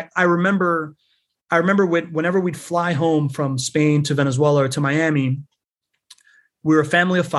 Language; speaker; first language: English; early bilingual, other home language; Spanish